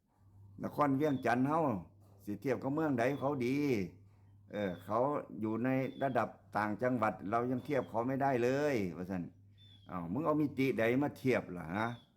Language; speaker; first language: Thai; non-native, local second language; Lao